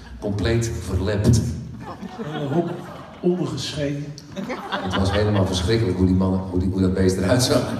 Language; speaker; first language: Dutch; native; Dutch